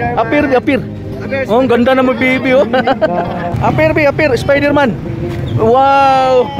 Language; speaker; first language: Filipino; non-native, local second language; Cebuano